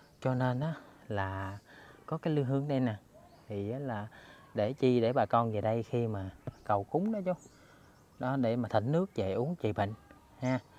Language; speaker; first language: Vietnamese; native; Vietnamese